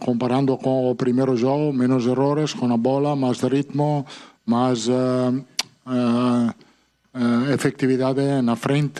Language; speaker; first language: Portuguese; non-native, learner; Italian